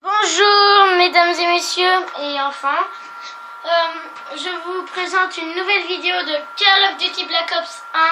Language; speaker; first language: French; native; French